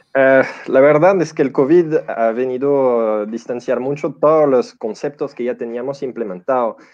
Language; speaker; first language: Spanish; non-native, fluent; French